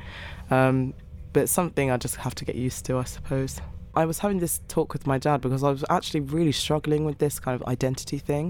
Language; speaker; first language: English; native; English